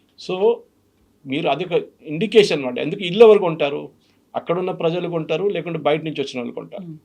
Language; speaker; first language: Telugu; non-native, fluent; Malayalam